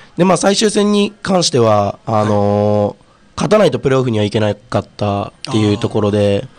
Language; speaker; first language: Japanese; native; Japanese